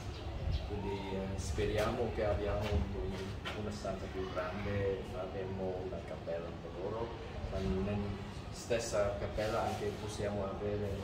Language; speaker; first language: Italian; non-native, fluent; Vietnamese